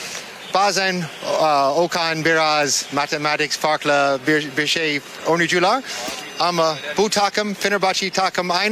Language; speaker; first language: Turkish; non-native, learner; English